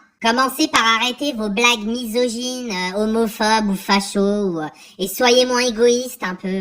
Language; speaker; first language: French; native; French